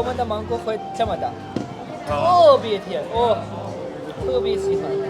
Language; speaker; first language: Chinese; non-native, fluent; Urdu